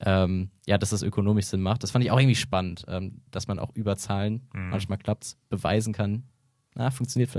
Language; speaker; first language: German; native; German